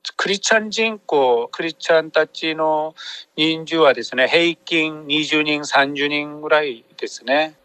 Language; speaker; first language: Japanese; non-native, fluent; Korean